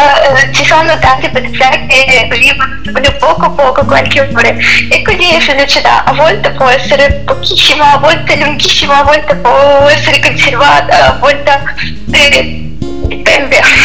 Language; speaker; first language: Italian; non-native, learner; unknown